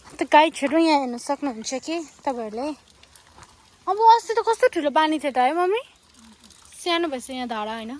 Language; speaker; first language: Nepali; non-native, local second language; Gurung